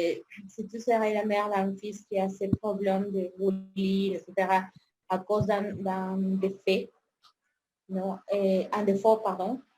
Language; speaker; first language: French; non-native, fluent; Spanish